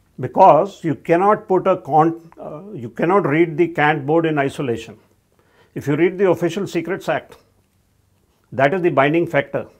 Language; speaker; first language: English; non-native, local second language; Hindi